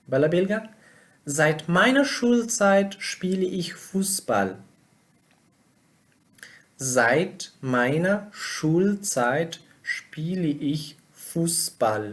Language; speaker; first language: German; non-native, learner; Pashto